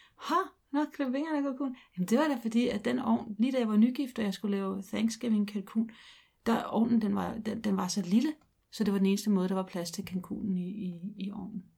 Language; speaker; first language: Danish; native; Danish